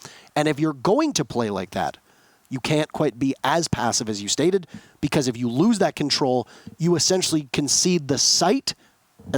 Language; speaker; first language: English; native; English